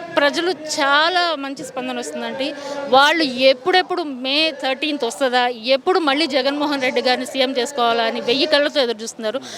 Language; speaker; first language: Telugu; native; Telugu